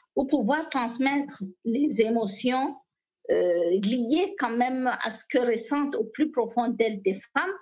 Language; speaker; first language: French; non-native, local second language; Fula